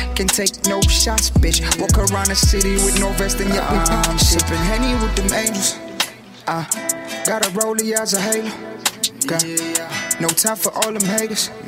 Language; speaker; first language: English; non-native, local second language; Swati